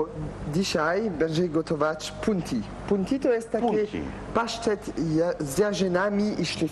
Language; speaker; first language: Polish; non-native, learner; French